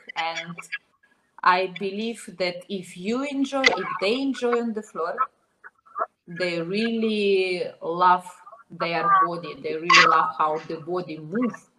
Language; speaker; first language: English; non-native, fluent; Russian